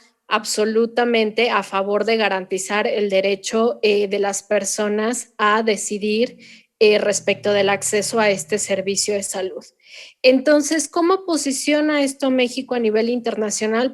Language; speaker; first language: Spanish; native; Spanish